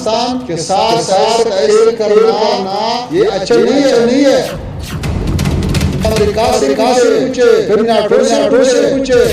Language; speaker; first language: Hindi; non-native, fluent; Pashto